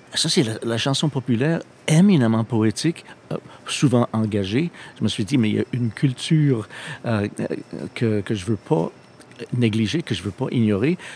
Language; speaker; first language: French; non-native, fluent; English